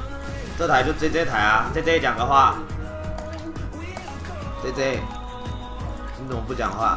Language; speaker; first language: Chinese; native; Chinese